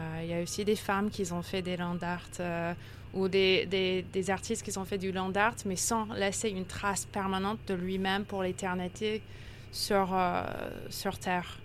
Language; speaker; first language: French; early bilingual, heritage; French